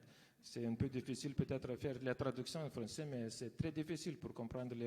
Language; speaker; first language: French; non-native, fluent; Lithuanian